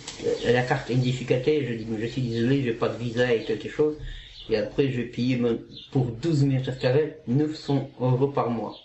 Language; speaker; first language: French; non-native, learner; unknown